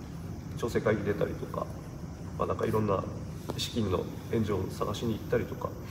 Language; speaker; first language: Japanese; native; Japanese